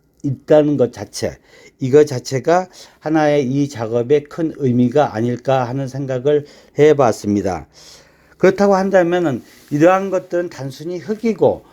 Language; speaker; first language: Korean; native; Korean